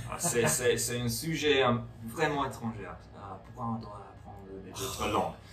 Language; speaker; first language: French; non-native, fluent; English